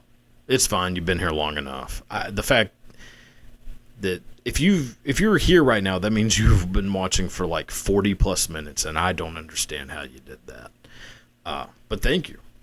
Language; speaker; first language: English; native; English